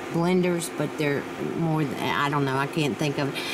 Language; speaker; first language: English; native; English